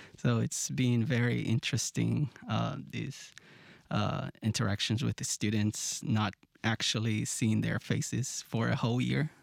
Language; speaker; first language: English; non-native, fluent; Portuguese